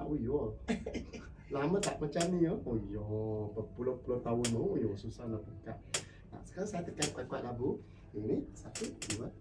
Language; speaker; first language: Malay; non-native, local second language; Cantonese